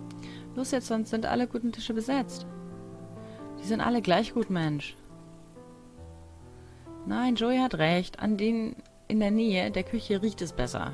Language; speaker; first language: German; native; German